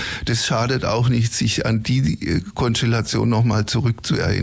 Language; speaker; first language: German; native; German